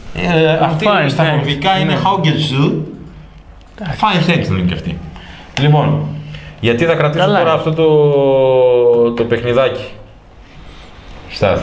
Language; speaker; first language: Greek; native; Greek